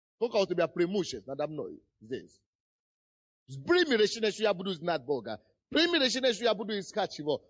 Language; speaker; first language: Russian; non-native, fluent; Yoruba